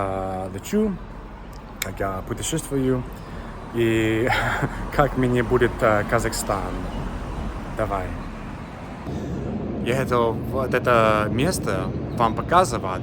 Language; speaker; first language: Russian; non-native, learner; English